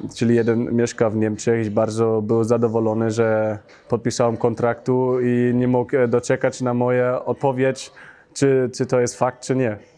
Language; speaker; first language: Polish; early bilingual, heritage; Polish